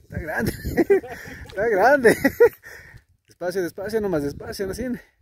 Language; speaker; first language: Spanish; native; Spanish